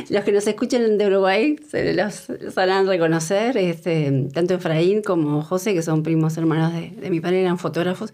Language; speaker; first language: Spanish; native; Spanish